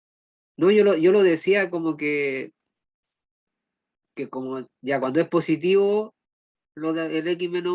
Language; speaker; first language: Spanish; native; Spanish